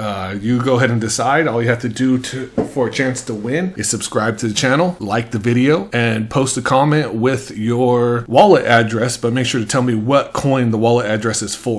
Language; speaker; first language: English; native; English